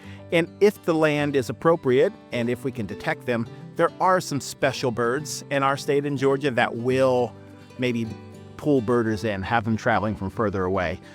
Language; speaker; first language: English; native; English